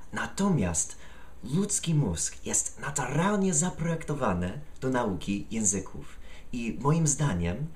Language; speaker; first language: Polish; non-native, fluent; English